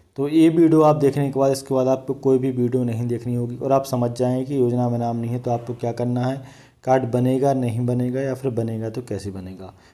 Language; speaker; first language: Hindi; native; Hindi